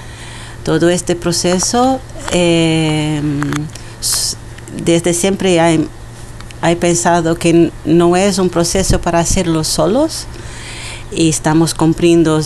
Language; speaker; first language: Spanish; non-native, learner; Portuguese